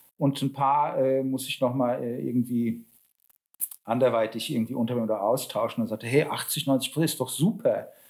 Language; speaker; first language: German; early bilingual, other home language; Polish